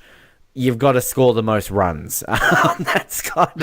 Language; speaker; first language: English; native; English